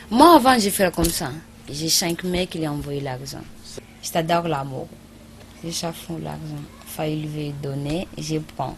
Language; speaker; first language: French; non-native, learner; Malagasy